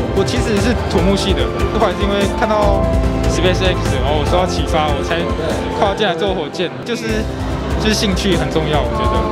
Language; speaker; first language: Chinese; native; Chinese